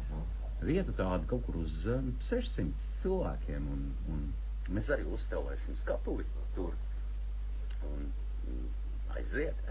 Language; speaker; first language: Latvian; native; Latvian